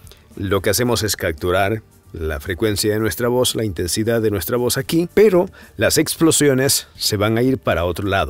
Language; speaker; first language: Spanish; native; Spanish